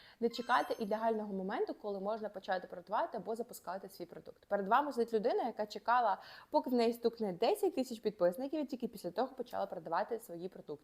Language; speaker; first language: Ukrainian; native; Ukrainian